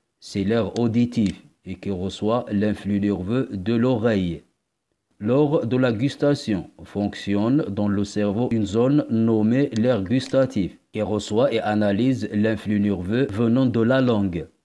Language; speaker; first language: French; non-native, local second language; Arabic